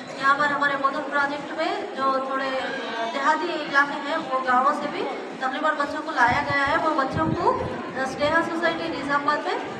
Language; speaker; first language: Hindi; non-native, local second language; Urdu